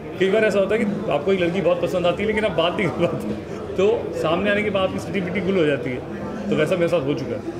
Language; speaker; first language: Hindi; native; Hindi